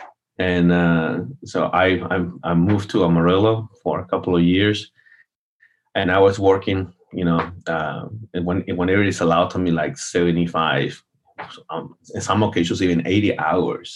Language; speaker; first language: English; non-native, fluent; Spanish